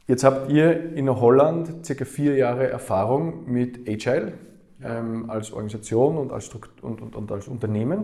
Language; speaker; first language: German; native; German